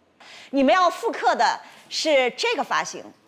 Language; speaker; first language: Chinese; native; Chinese